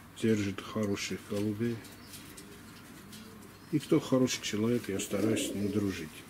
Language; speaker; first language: Russian; non-native, local second language; Georgian